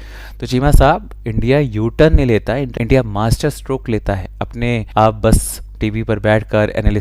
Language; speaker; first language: Hindi; native; Hindi